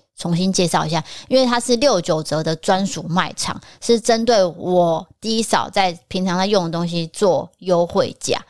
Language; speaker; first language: Chinese; native; Chinese